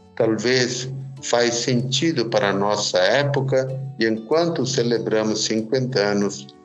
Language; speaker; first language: Portuguese; non-native, fluent; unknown